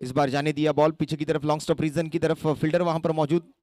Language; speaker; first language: Hindi; non-native, local second language; Marathi